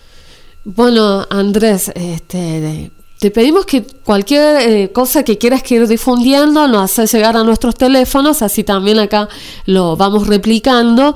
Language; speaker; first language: Spanish; native; Spanish